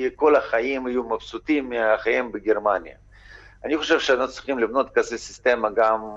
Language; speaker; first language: Hebrew; early bilingual, other home language; Ukrainian